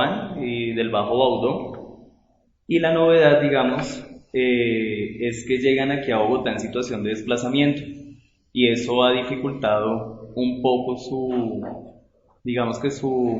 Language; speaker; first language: Spanish; native; Spanish